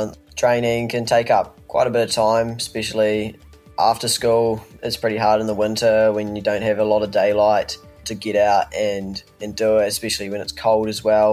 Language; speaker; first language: English; native; English